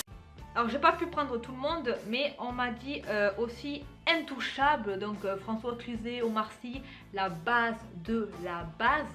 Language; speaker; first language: French; native; French